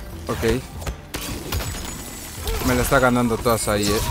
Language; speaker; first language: Spanish; native; Spanish